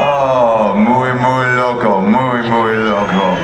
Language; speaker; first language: Spanish; non-native, learner; English